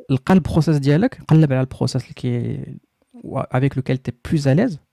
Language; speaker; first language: French; non-native, local second language; Arabic